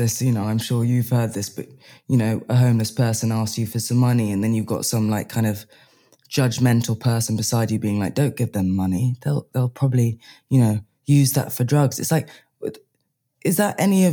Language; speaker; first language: English; native; English